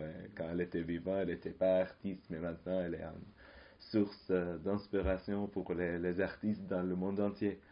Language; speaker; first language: French; non-native, fluent; Arabic